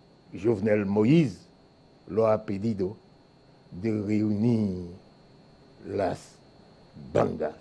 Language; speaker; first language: Spanish; non-native, fluent; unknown